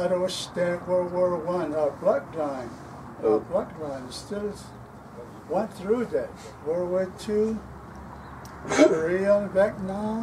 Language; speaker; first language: English; non-native, local second language; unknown